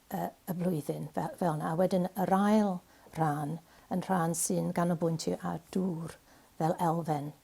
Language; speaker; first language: Welsh; non-native, fluent; English